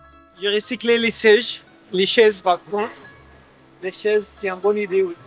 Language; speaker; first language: French; non-native, fluent; Arabic